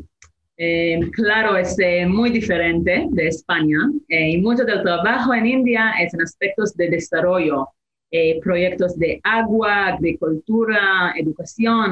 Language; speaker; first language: Spanish; non-native, fluent; Hebrew